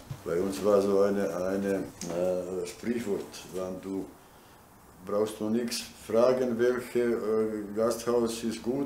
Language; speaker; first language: German; non-native, learner; Bosnian